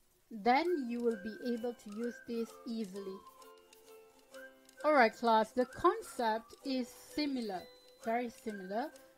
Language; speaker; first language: English; non-native, local second language; Malay